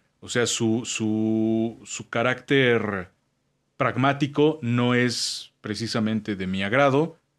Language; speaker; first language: Spanish; native; Spanish